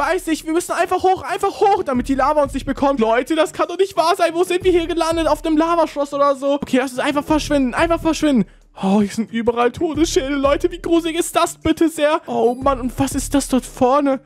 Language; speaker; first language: German; native; German